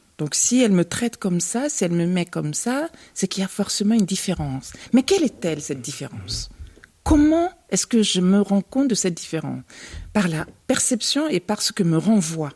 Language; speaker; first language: French; early bilingual, other home language; Bambara